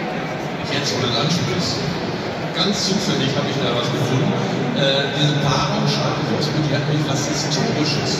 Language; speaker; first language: German; native; German